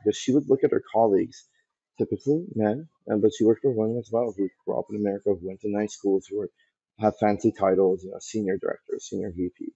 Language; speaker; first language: English; early bilingual, other home language; Persian